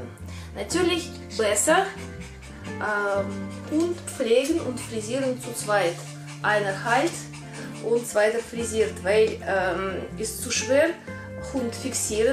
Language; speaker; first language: German; non-native, learner; Russian